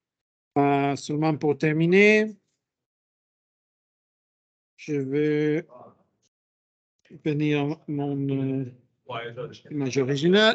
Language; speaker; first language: French; non-native, fluent; Spanish